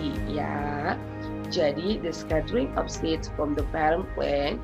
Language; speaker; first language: English; non-native, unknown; Indonesian